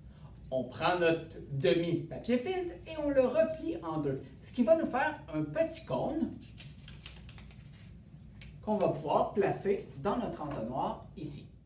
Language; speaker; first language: French; native; French